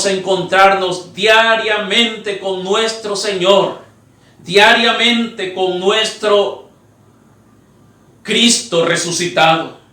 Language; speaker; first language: Spanish; native; Spanish